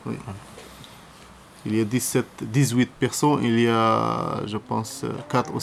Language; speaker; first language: French; non-native, learner; Arabic